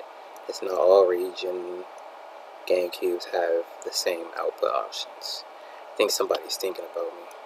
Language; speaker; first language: English; native; English